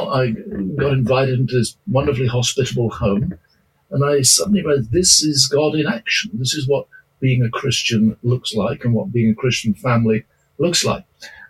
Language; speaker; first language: English; native; English